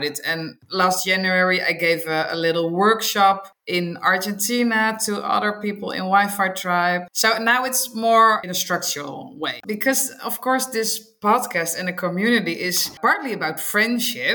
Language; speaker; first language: English; non-native, fluent; Dutch